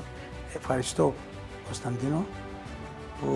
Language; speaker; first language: Greek; early bilingual, heritage; Greek